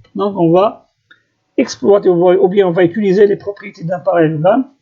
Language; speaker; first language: French; non-native, local second language; Arabic